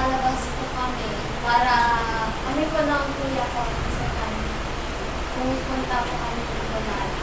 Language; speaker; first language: Filipino; native; Filipino